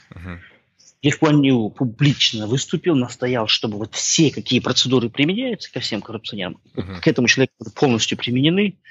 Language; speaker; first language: Russian; non-native, local second language; Kazakh